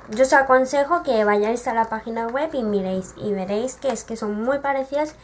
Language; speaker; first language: Spanish; native; Spanish